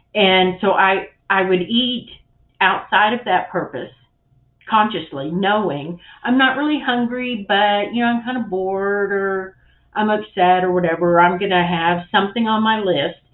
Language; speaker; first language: English; native; English